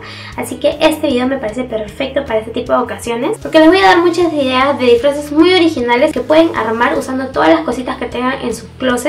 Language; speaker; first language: Spanish; native; Spanish